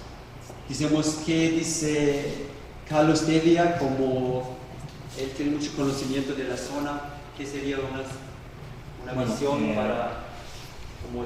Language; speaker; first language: Spanish; non-native, fluent; German